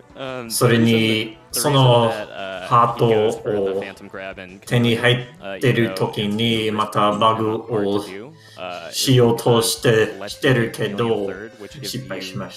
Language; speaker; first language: Japanese; non-native, learner; English